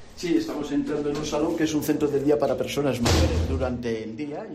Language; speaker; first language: Spanish; native; Spanish